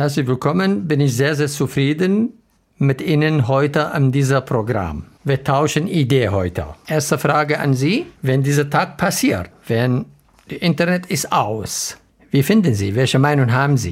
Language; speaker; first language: German; non-native, learner; Arabic